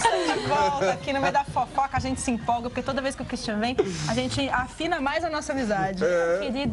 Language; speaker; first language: Portuguese; native; Portuguese